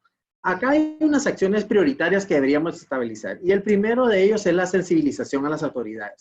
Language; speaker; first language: Spanish; native; Spanish